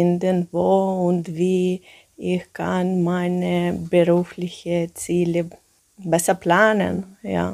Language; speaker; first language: German; non-native, fluent; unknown